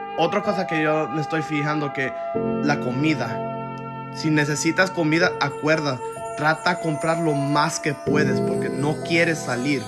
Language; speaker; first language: Spanish; early bilingual, heritage; Spanish